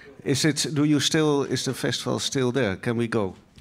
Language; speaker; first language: English; non-native, fluent; Dutch